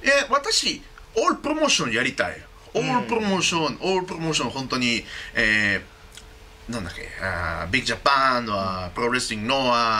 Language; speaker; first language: Japanese; non-native, learner; Spanish